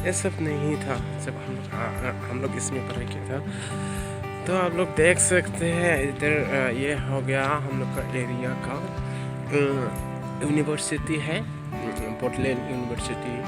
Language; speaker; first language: Hindi; non-native, local second language; Bodo